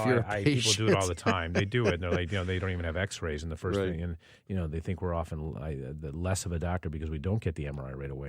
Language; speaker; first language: English; native; English